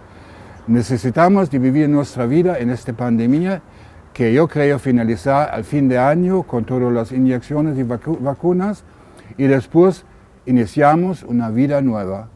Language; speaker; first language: Spanish; non-native, learner; German